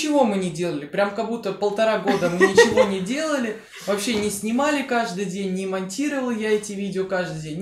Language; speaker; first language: Russian; native; Russian